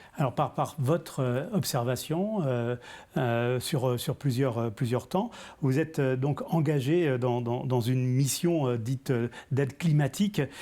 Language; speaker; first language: French; native; French